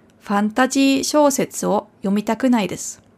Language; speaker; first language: Japanese; non-native, fluent; German